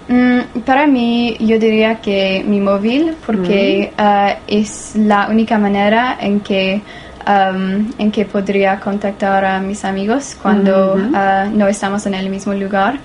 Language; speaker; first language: Spanish; non-native, learner; English